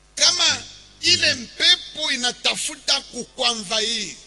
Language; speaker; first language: French; non-native, local second language; Swahili